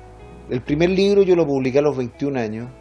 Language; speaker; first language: Spanish; native; Spanish